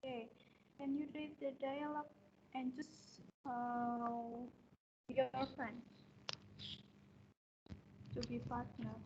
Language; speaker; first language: English; non-native, fluent; Indonesian